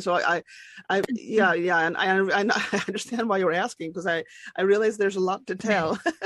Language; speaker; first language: English; non-native, fluent; Swedish